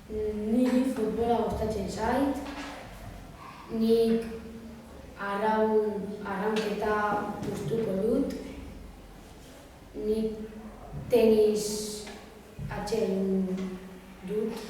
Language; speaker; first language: Basque; non-native, learner; Spanish